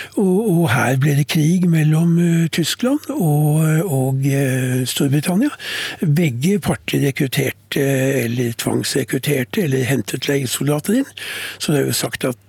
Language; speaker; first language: Norwegian; native; Norwegian